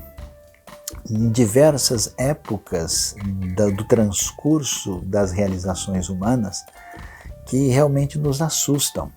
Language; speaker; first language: Portuguese; native; Portuguese